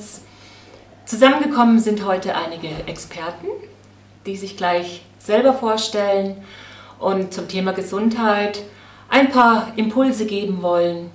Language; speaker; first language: German; native; German